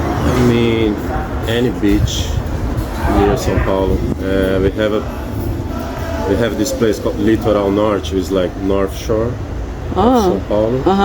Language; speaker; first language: English; non-native, fluent; Portuguese